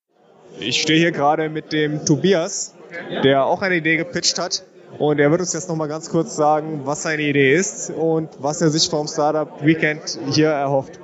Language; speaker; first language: German; native; German